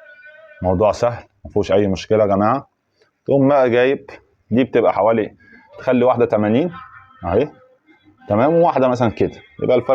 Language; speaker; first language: Arabic; native; Arabic